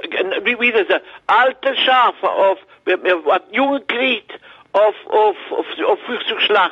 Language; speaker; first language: German; non-native, learner; French